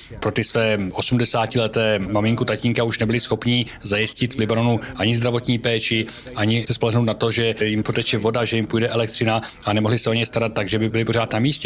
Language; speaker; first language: Czech; native; Czech